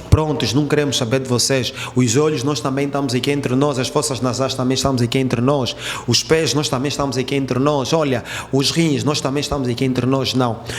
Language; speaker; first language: Portuguese; native; Portuguese